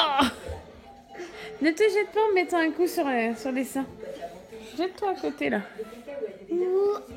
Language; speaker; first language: French; native; French